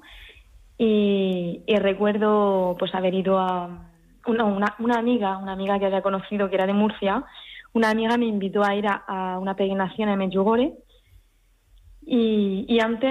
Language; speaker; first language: Spanish; early bilingual, heritage; Spanish